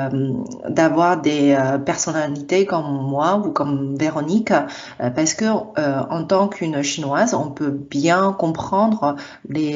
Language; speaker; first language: French; non-native, fluent; Chinese